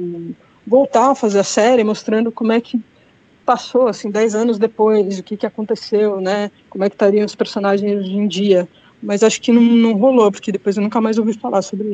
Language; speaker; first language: Portuguese; native; Portuguese